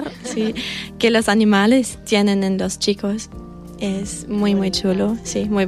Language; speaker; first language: Spanish; non-native, fluent; German